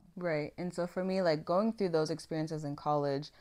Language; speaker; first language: English; native; English